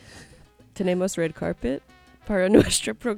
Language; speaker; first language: Spanish; non-native, learner; English